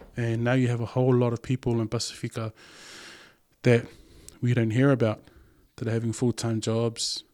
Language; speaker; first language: English; non-native, local second language; Samoan